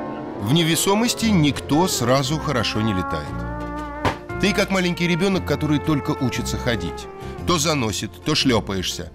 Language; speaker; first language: Russian; native; Russian